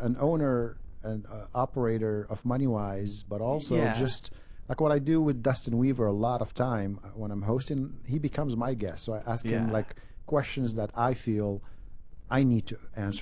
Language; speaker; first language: English; non-native, fluent; Arabic